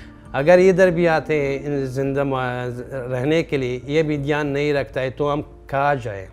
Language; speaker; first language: Hindi; non-native, learner; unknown